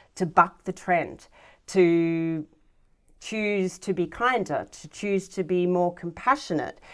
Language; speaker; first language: English; native; English